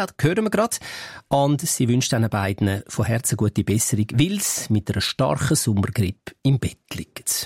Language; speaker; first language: German; native; German